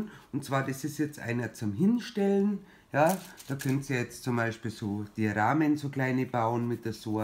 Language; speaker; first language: German; native; German